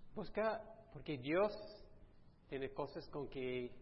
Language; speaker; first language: Spanish; non-native, fluent; English